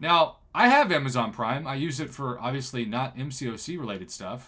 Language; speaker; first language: English; native; English